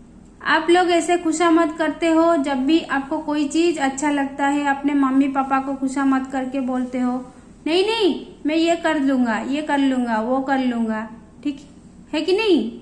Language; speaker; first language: Hindi; non-native, local second language; Odia